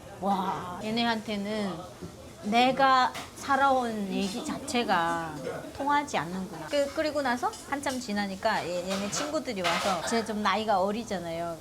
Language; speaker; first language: Korean; native; Korean